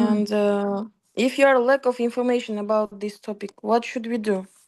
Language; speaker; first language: English; non-native, fluent; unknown